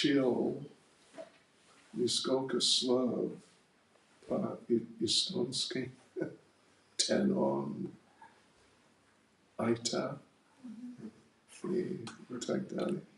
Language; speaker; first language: Russian; non-native, learner; English